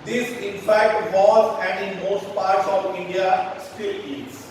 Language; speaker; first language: English; non-native, local second language; Marathi